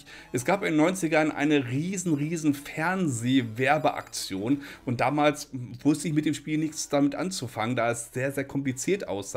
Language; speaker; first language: German; native; German